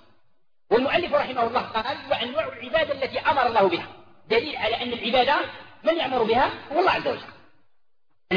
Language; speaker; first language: Arabic; native; Arabic